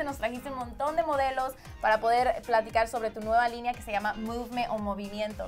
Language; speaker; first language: Spanish; native; Spanish